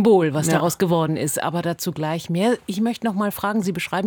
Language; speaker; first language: German; native; German